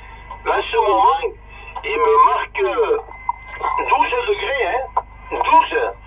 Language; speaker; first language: French; early bilingual, other home language; Spanish